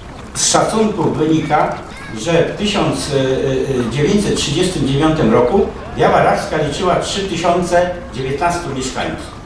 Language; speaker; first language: Polish; native; Polish